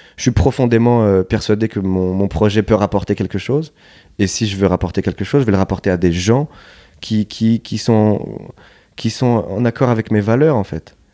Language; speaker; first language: French; native; French